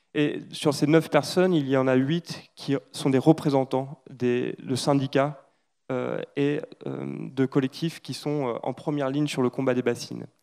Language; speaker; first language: French; native; French